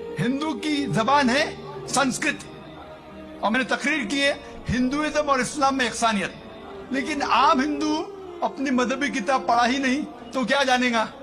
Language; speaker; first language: Urdu; non-native, local second language; Konkani